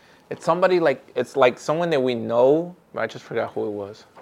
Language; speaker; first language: English; early bilingual, other home language; Spanish